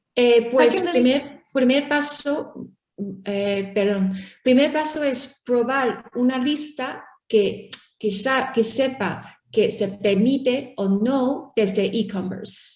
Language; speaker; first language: Spanish; non-native, learner; Chinese